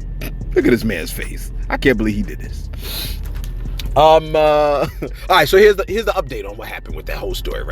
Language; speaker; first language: English; native; English